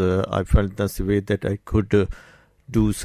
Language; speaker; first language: English; non-native, local second language; Urdu